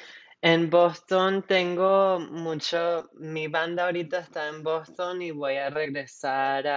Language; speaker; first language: Spanish; non-native, local second language; English